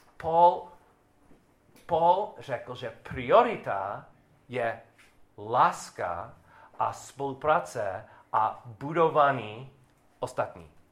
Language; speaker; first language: Czech; non-native, learner; English